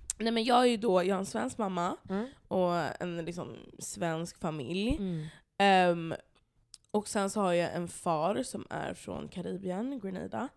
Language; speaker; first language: Swedish; native; Swedish